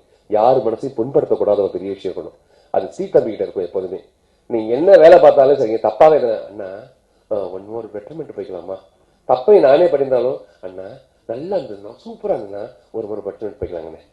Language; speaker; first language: Tamil; native; Tamil